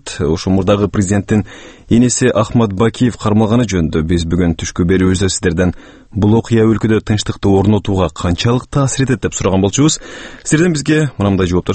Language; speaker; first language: Kyrgyz; native; Kyrgyz